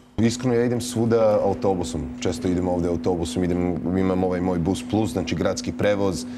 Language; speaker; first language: Serbian; early bilingual, heritage; Serbian